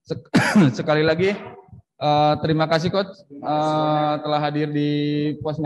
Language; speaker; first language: Indonesian; native; Indonesian